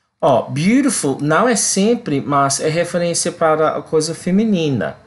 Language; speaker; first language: Portuguese; non-native, learner; English